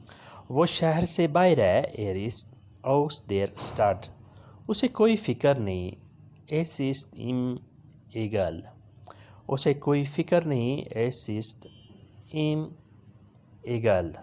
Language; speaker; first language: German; non-native, learner; Urdu